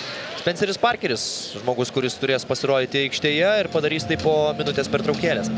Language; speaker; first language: Lithuanian; native; Lithuanian